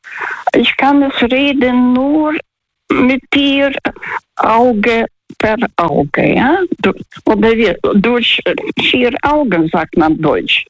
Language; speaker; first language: German; non-native, fluent; Russian